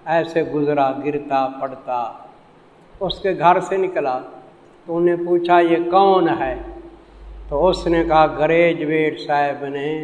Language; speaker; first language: Urdu; non-native, local second language; Saraiki